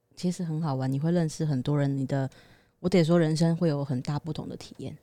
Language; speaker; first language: Chinese; native; Chinese